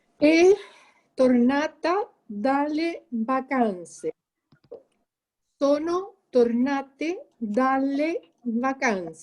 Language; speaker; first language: Italian; non-native, learner; Spanish